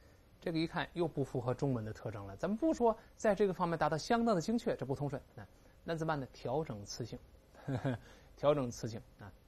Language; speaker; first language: Chinese; native; Chinese